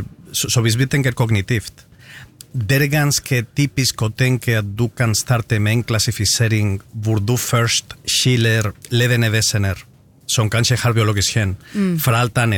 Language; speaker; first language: Norwegian; non-native, fluent; Spanish